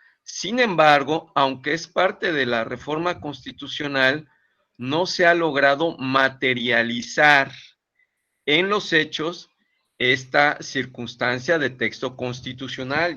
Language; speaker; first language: Spanish; native; Spanish